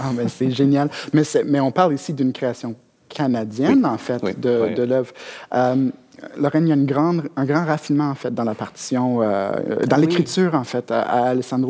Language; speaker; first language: French; native; French